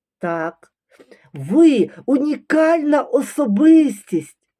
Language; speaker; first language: Ukrainian; native; Ukrainian